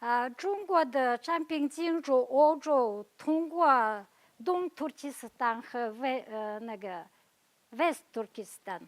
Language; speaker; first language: Chinese; non-native, fluent; Kazakh